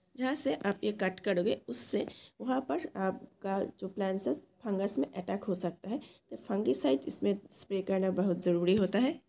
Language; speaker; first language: Hindi; non-native, local second language; Bangla